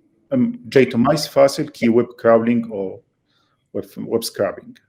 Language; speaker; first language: Portuguese; non-native, fluent; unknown